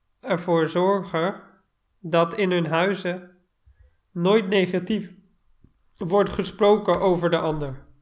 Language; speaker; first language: Dutch; non-native, fluent; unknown